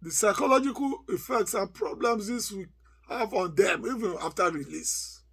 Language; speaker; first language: English; non-native, local second language; Yoruba